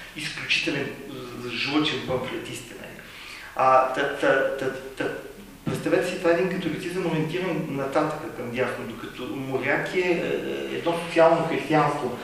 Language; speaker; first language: Bulgarian; native; Bulgarian